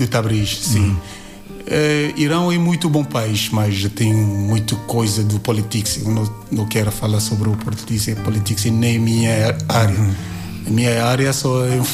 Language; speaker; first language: Portuguese; non-native, learner; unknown